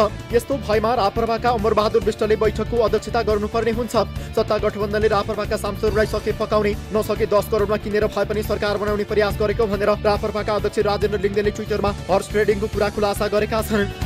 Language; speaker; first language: Nepali; native; Nepali